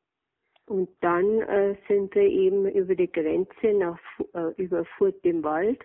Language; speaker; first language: German; native; German